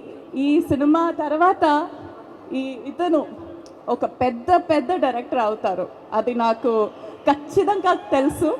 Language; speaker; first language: Telugu; non-native, fluent; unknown